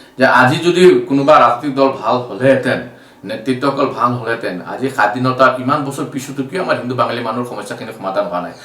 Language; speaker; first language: Assamese; non-native, local second language; Bangla